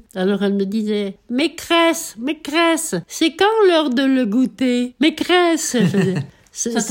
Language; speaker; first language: French; native; French